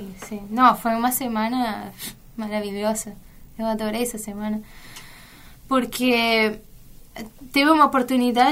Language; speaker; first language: Portuguese; non-native, fluent; Spanish